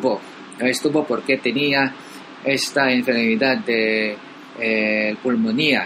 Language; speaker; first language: Spanish; non-native, learner; Filipino